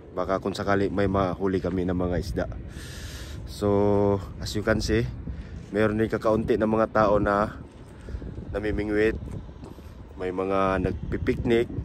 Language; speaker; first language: Filipino; non-native, local second language; Cebuano